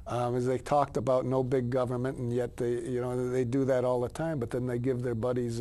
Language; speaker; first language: English; native; English